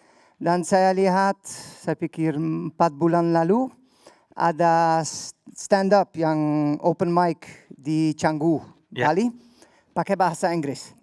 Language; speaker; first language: Indonesian; non-native, learner; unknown